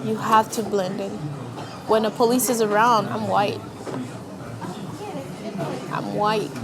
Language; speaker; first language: English; early bilingual, other home language; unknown